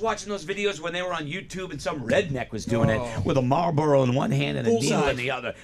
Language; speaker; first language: English; native; English